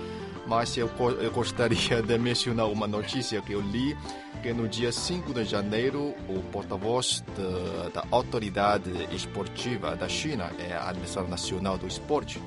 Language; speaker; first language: Portuguese; non-native, fluent; Chinese